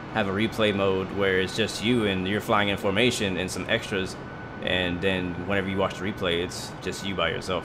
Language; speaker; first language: English; native; English